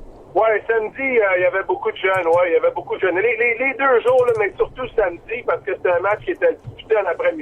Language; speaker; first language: French; native; French